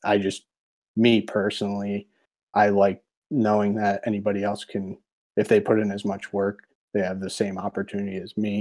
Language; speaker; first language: English; native; English